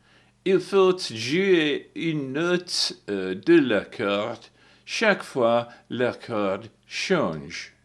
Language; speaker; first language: French; non-native, learner; English